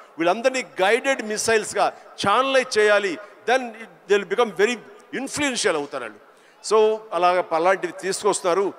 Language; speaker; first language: Telugu; native; Telugu